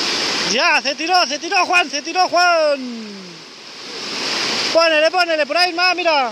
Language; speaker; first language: Spanish; native; Spanish